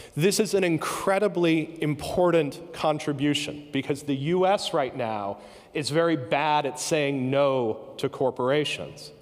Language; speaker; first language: English; native; English